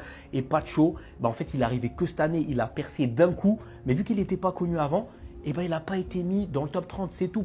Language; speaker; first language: French; native; French